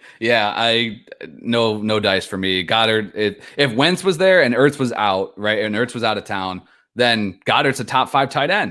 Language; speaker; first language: English; native; English